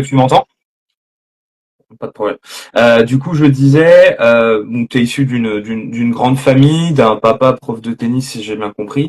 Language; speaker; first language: French; native; French